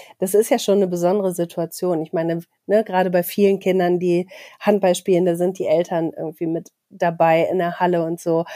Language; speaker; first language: German; native; German